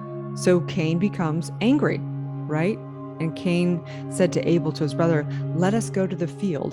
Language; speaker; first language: English; native; English